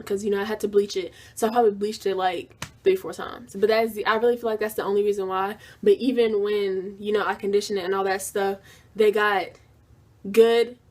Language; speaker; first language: English; native; English